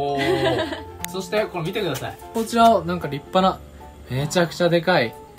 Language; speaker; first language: Japanese; native; Japanese